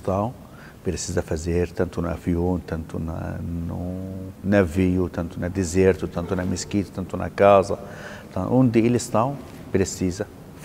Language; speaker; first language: Portuguese; non-native, learner; Arabic